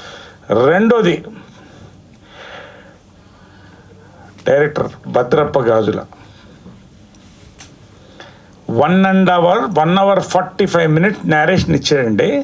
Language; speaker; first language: Telugu; native; Telugu